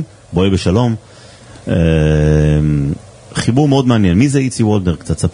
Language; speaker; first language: Hebrew; native; Hebrew